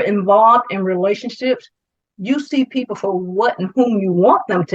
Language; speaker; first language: English; native; English